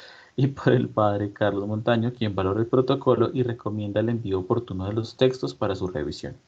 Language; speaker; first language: Spanish; native; Spanish